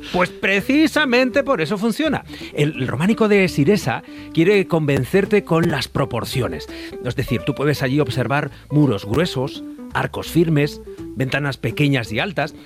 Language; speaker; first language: Spanish; native; Spanish